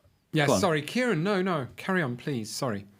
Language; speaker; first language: English; native; English